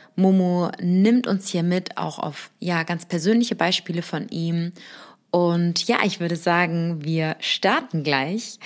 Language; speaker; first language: German; native; German